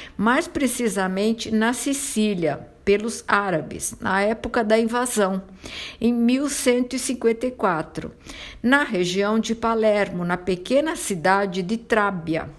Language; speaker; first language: Portuguese; non-native, fluent; Italian